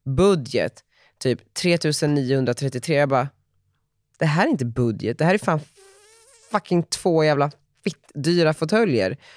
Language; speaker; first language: Swedish; native; Swedish